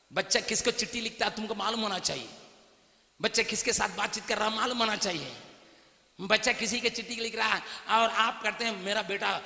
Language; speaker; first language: Hindi; non-native, local second language; Tamil